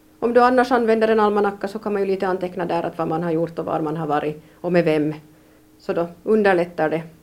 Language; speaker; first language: Swedish; native; Swedish